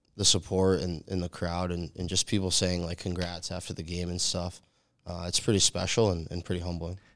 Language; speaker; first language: English; native; English